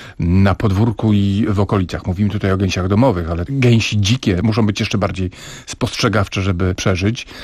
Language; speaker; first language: Polish; native; Polish